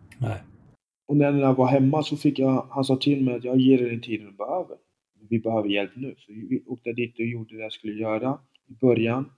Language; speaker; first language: Swedish; early bilingual, other home language; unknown